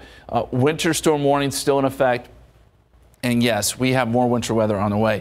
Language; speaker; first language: English; native; English